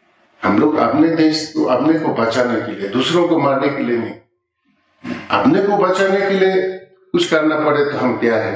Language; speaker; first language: Hindi; non-native, local second language; Ladakhi